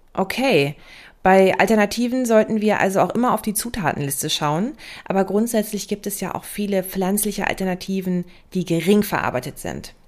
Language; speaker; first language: German; native; German